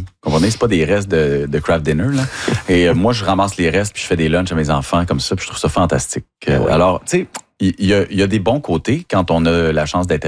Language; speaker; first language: French; native; French